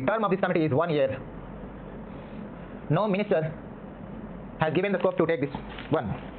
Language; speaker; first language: English; non-native, local second language; Telugu